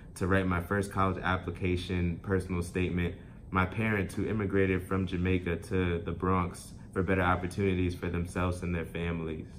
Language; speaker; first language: English; native; English